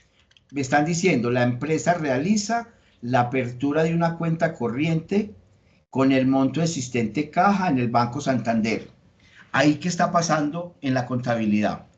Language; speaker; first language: Spanish; native; Spanish